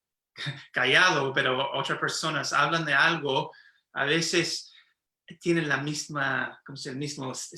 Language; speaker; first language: Spanish; non-native, fluent; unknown